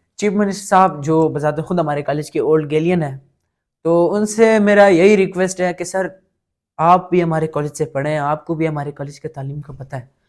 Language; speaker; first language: Urdu; non-native, local second language; Pashto